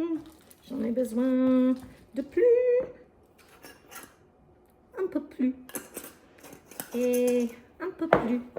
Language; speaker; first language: French; non-native, learner; English